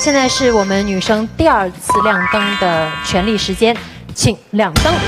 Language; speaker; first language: Chinese; native; Chinese